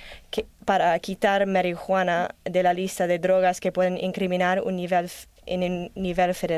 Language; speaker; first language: Spanish; non-native, learner; English